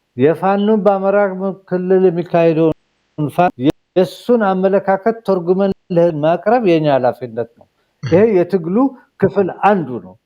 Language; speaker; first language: Amharic; non-native, local second language; Somali